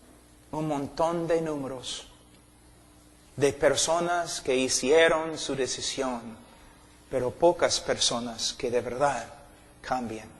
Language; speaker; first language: Spanish; non-native, fluent; English